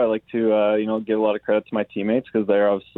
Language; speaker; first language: English; native; English